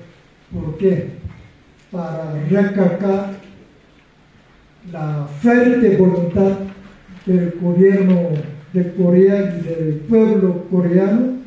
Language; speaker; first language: Spanish; non-native, fluent; Korean